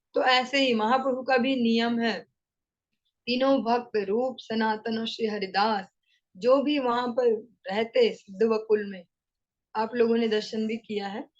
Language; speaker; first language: Hindi; non-native, local second language; Bangla